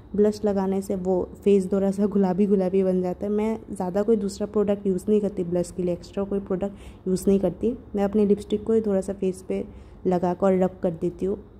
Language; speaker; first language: Hindi; non-native, local second language; Bangla